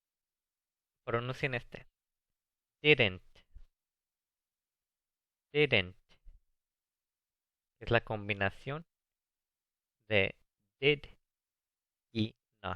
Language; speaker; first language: Spanish; early bilingual, heritage; English